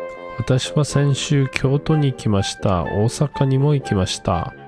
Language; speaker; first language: Japanese; non-native, learner; English